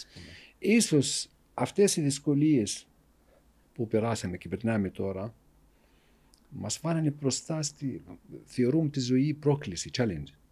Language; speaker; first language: Greek; non-native, fluent; Arabic